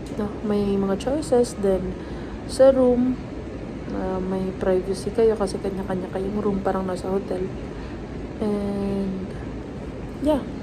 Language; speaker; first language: Filipino; native; Filipino